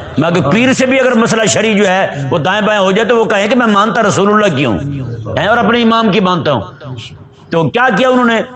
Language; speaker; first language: Urdu; non-native, local second language; Punjabi